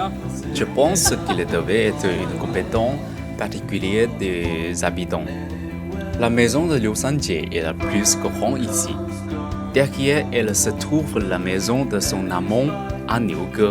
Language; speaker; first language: French; non-native, learner; Chinese